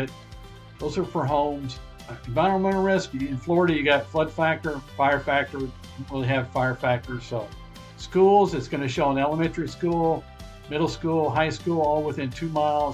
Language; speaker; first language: English; native; English